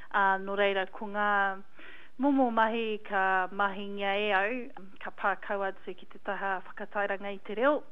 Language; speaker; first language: Māori; non-native, local second language; English